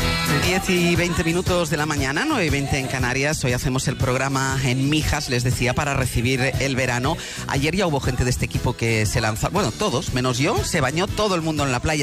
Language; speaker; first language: Spanish; native; Spanish